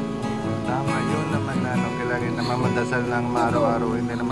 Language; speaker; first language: Filipino; non-native, local second language; Bikol